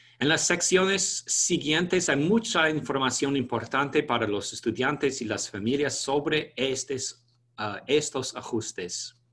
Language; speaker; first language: Spanish; non-native, fluent; English